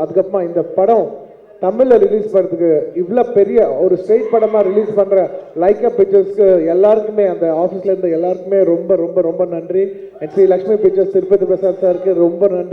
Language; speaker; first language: Tamil; non-native, local second language; Telugu